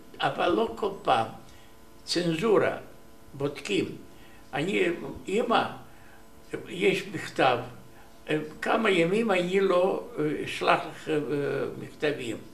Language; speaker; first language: Hebrew; non-native, learner; Romanian